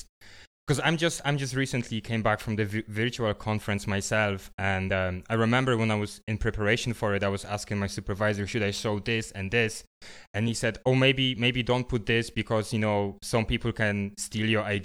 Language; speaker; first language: English; non-native, fluent; Polish